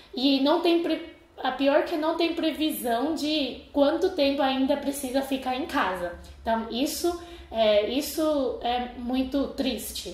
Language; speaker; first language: Portuguese; non-native, fluent; Chinese